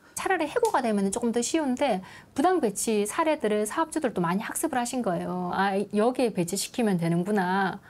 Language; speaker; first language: Korean; native; Korean